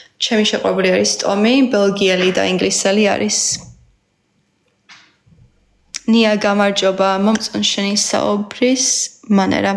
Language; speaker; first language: Georgian; early bilingual, heritage; Georgian